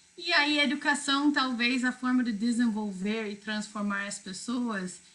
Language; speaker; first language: Portuguese; non-native, fluent; English